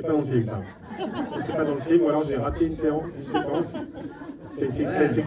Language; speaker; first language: French; native; French